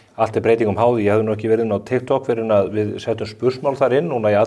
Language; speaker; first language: Icelandic; native; Icelandic